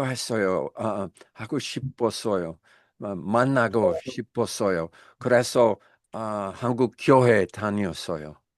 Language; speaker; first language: Korean; non-native, learner; English